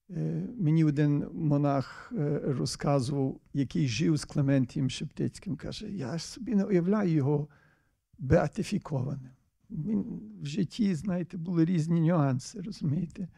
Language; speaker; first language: Ukrainian; early bilingual, heritage; Ukrainian